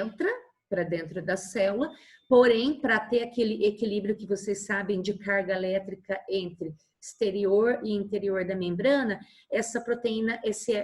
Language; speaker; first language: Portuguese; native; Portuguese